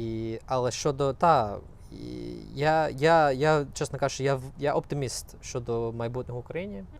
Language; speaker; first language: Ukrainian; non-native, fluent; English